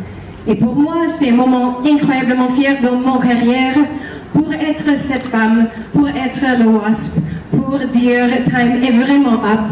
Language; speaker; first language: French; non-native, fluent; English